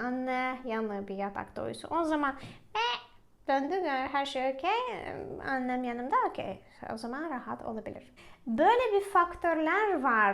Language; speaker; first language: Turkish; non-native, fluent; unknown